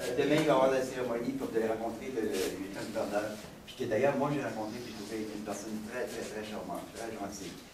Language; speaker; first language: French; native; French